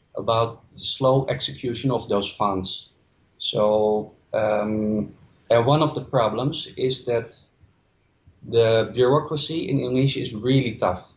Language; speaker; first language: English; non-native, fluent; Dutch